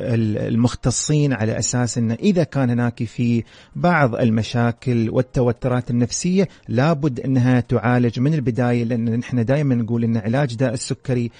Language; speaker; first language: Arabic; native; Arabic